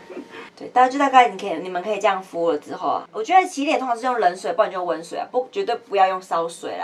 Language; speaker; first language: Chinese; native; Chinese